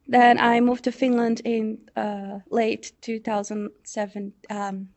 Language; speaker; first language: English; non-native, fluent; Portuguese